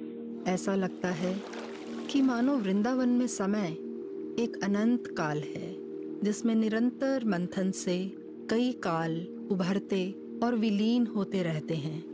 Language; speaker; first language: Hindi; native; Hindi